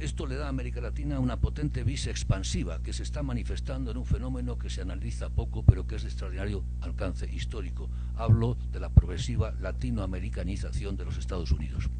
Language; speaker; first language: Spanish; native; Spanish